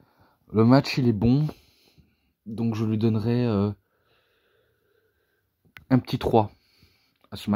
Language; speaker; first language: French; native; French